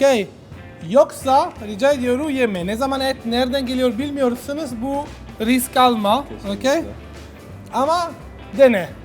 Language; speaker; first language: Turkish; non-native, learner; Italian